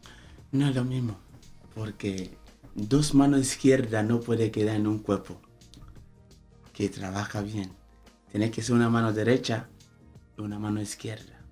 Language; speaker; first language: Spanish; non-native, fluent; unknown